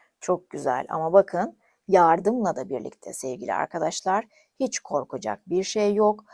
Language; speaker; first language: Turkish; native; Turkish